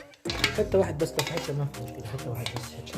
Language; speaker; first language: Arabic; non-native, learner; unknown